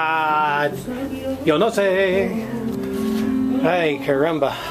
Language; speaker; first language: Spanish; non-native, learner; English